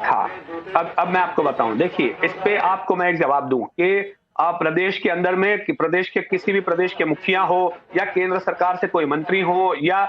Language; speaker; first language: Hindi; native; Hindi